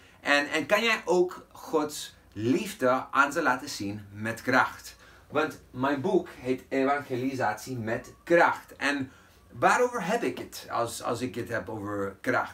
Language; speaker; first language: Dutch; non-native, fluent; English